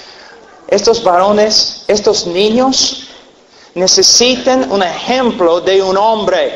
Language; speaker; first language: Spanish; non-native, fluent; English